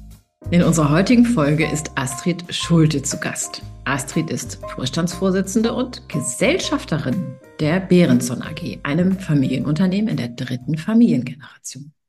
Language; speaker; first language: German; native; German